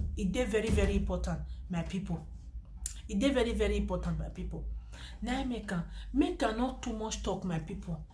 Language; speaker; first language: Nigerian Pidgin; non-native, local second language; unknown